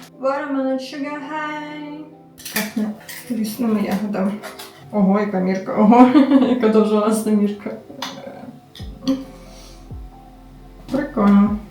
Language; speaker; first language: Ukrainian; native; Ukrainian